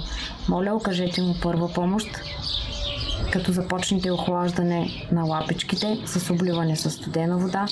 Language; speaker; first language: Bulgarian; native; Bulgarian